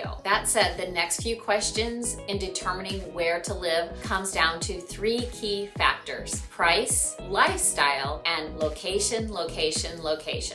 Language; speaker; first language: English; native; English